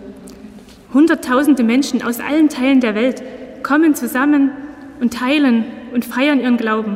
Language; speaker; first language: German; native; German